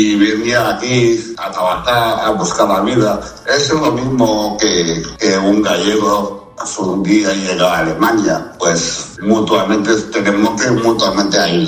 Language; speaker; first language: Spanish; early bilingual, other home language; Chinese